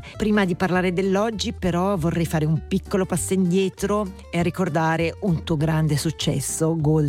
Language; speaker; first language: Italian; native; Italian